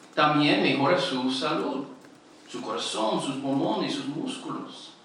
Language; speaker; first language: Spanish; non-native, learner; English